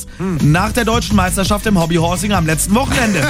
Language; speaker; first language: German; native; German